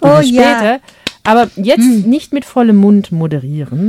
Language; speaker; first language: German; native; German